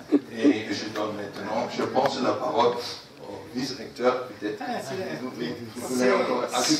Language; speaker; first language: French; non-native, fluent; Dutch